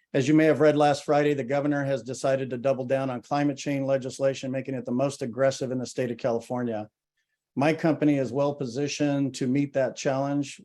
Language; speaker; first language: English; native; English